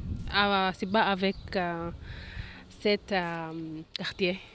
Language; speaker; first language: French; non-native, learner; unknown